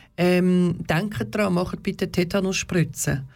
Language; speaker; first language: German; early bilingual, other home language; Turkish